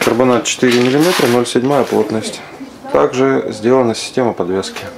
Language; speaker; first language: Russian; native; Russian